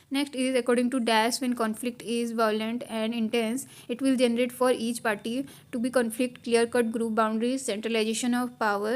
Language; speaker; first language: English; non-native, local second language; Hindi